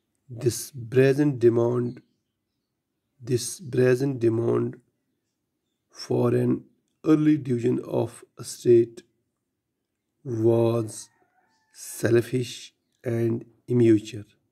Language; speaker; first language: English; non-native, local second language; Kashmiri